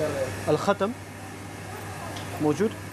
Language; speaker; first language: Arabic; non-native, learner; Urdu